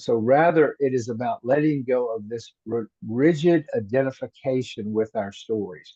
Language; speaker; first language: English; native; English